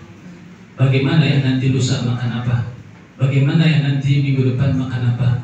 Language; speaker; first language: Indonesian; native; Indonesian